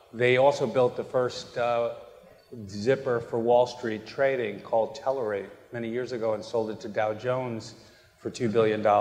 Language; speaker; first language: English; native; English